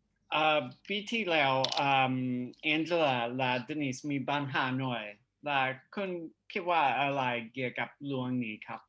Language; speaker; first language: Thai; non-native, learner; English